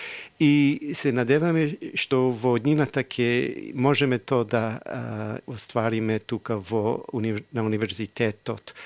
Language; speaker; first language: Macedonian; non-native, fluent; English